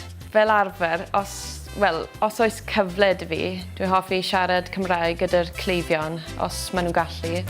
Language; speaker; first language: Welsh; non-native, local second language; English